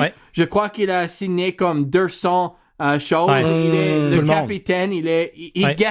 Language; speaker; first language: French; non-native, learner; English